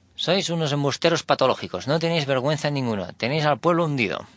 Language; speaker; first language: Spanish; non-native, local second language; Catalan